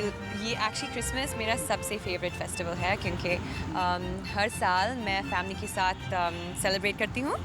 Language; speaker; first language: Hindi; non-native, fluent; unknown